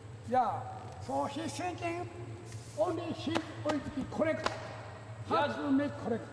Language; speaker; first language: English; non-native, learner; Japanese